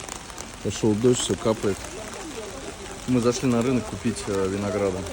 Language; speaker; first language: Russian; native; Russian